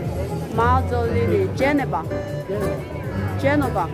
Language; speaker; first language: Italian; non-native, learner; Korean